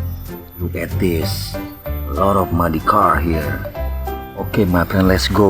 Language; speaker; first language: English; non-native, learner; Indonesian